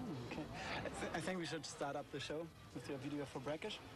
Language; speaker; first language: English; non-native, fluent; German